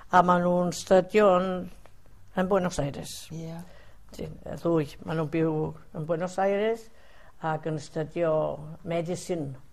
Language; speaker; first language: Welsh; early bilingual, heritage; Welsh